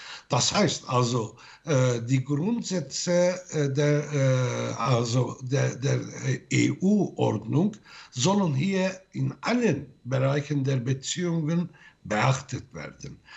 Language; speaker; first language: German; non-native, fluent; Turkish